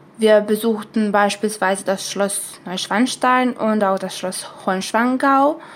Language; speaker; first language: German; non-native, fluent; Serbian